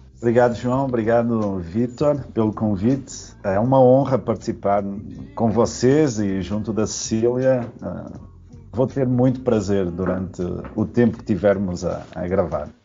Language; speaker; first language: Portuguese; native; Portuguese